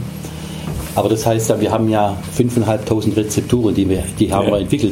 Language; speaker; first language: German; native; German